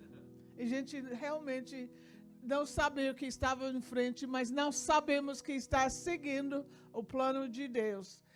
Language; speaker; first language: Portuguese; non-native, fluent; English